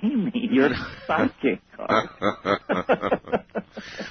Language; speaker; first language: English; native; English